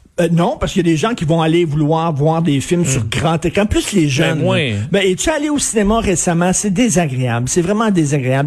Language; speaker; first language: French; native; French